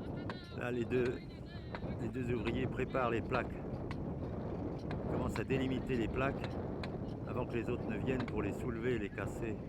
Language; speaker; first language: French; native; French